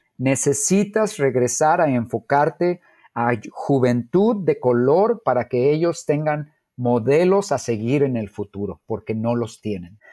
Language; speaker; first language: Spanish; native; Spanish